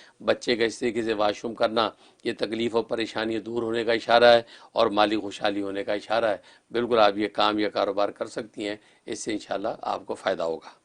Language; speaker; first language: Urdu; native; Urdu